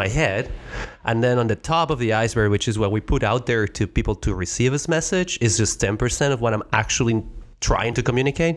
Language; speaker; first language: English; non-native, fluent; Spanish